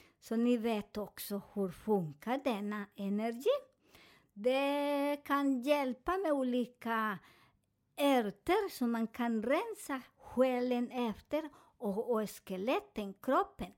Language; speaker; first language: Swedish; non-native, fluent; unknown